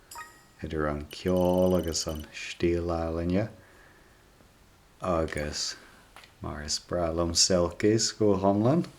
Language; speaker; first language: Irish; non-native, local second language; English